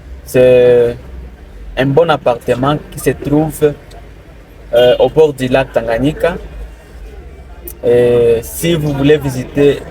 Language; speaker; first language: French; non-native, local second language; Rundi